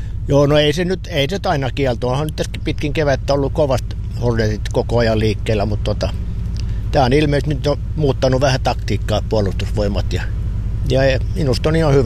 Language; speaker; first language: Finnish; native; Finnish